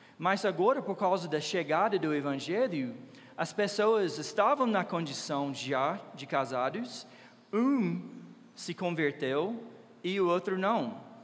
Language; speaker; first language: Portuguese; non-native, fluent; English